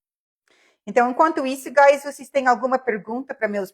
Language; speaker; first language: Portuguese; non-native, fluent; English